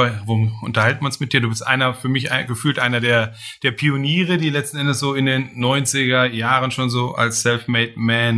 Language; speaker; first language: German; native; German